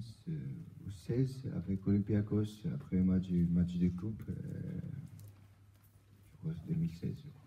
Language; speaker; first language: French; non-native, learner; Albanian